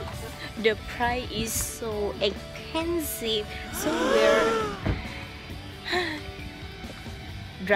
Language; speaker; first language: English; non-native, learner; Thai